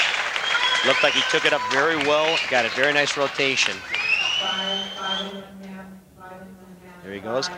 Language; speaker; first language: English; native; English